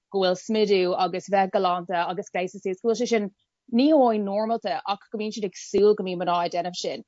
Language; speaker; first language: Irish; non-native, local second language; English